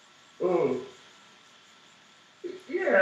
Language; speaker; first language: English; non-native, learner; Portuguese